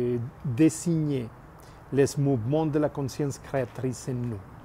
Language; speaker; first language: French; non-native, learner; Spanish